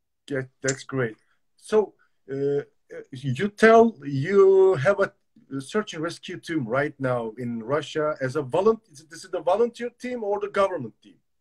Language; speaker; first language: English; non-native, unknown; Turkish